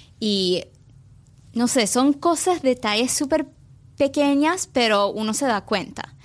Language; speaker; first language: Spanish; early bilingual, heritage; English